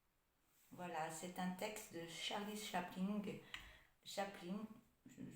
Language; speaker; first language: French; native; French